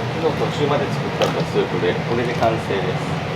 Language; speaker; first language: Japanese; native; Japanese